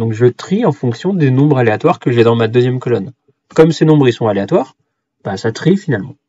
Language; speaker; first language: French; native; French